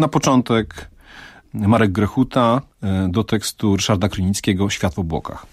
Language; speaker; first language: Polish; native; Polish